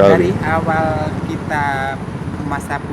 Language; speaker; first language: Indonesian; native; Indonesian